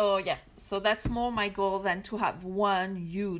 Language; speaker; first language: English; non-native, fluent; French